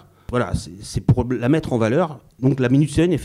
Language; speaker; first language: French; native; French